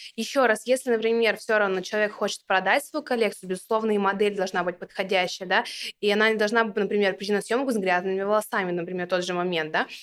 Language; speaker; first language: Russian; native; Russian